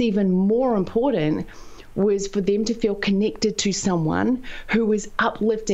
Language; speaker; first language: English; native; English